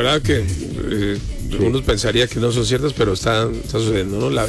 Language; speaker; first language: Spanish; native; Spanish